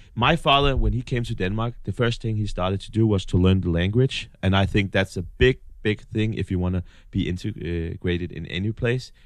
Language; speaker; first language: English; non-native, fluent; Danish